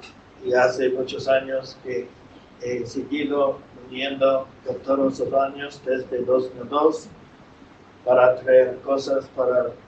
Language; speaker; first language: Spanish; non-native, fluent; English